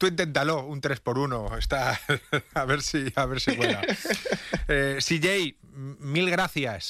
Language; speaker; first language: Spanish; native; Spanish